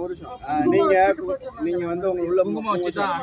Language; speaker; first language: Tamil; native; Tamil